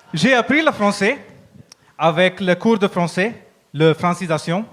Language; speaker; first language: French; non-native, learner; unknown